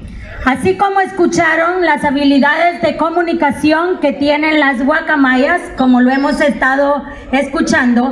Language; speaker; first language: Spanish; native; Spanish